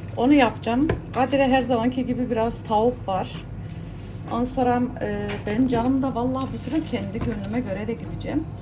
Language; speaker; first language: Turkish; early bilingual, heritage; Turkish